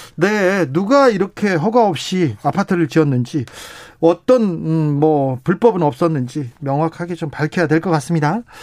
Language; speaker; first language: Korean; native; Korean